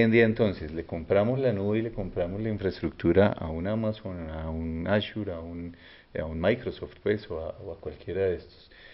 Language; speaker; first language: Spanish; native; Spanish